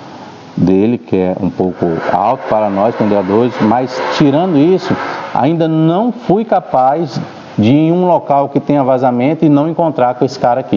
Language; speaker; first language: Portuguese; native; Portuguese